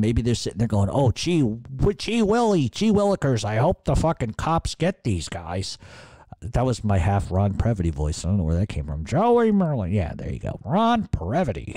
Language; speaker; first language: English; native; English